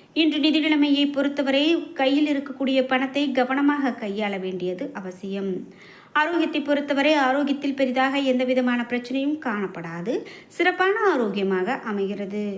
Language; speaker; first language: Tamil; native; Tamil